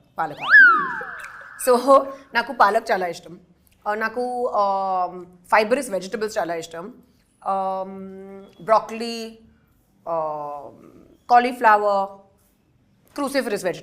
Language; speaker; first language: Telugu; non-native, learner; Hindi